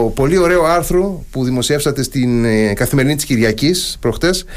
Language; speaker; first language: Greek; native; Greek